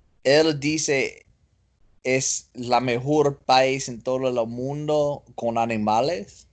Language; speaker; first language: Spanish; non-native, learner; English